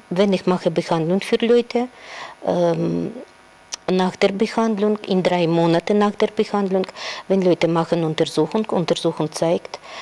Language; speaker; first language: German; non-native, learner; Russian